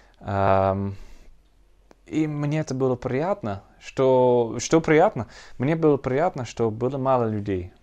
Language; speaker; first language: Russian; non-native, learner; Dutch